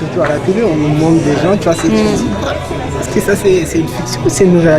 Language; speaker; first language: French; native; French